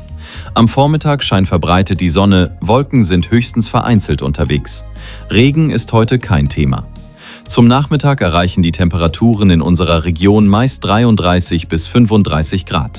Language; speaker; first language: German; native; German